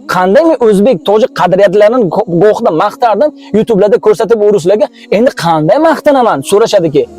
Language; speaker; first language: Uzbek; native; Uzbek